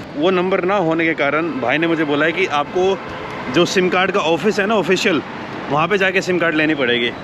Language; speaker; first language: Hindi; native; Hindi